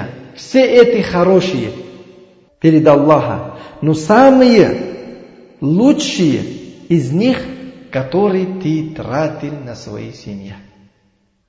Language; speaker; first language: Russian; non-native, learner; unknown